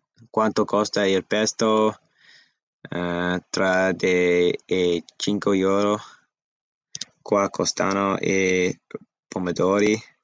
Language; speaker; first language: Italian; non-native, learner; English